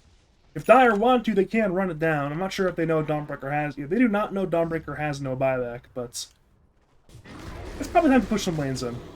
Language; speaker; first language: English; native; English